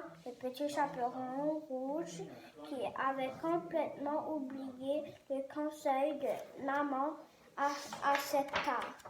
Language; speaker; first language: French; non-native, learner; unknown